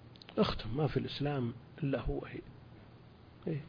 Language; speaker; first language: Arabic; native; Arabic